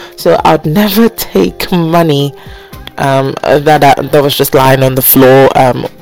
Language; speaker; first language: English; non-native, local second language; Akan